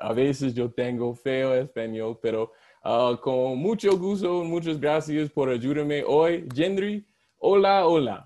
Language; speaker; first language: Spanish; non-native, learner; English